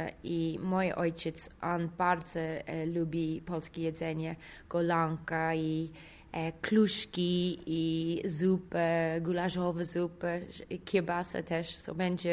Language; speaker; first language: Polish; non-native, learner; English